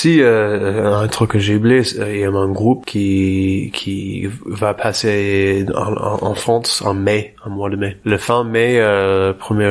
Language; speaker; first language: French; non-native, learner; English